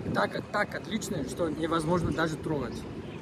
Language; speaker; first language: Russian; non-native, learner; Spanish